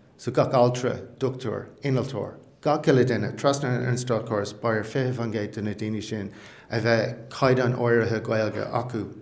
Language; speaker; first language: Irish; non-native, local second language; English